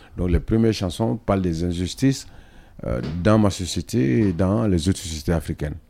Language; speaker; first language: French; non-native, local second language; Dyula